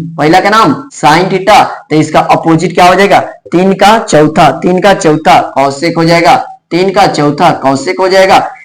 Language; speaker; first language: Hindi; native; Hindi